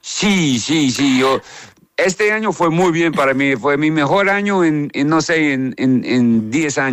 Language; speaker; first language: Spanish; non-native, learner; English